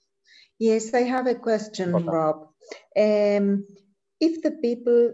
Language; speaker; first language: English; non-native, learner; Spanish